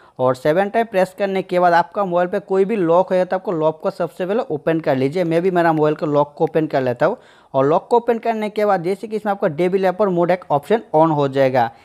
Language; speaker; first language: Hindi; non-native, local second language; Bangla